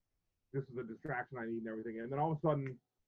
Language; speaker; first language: English; native; English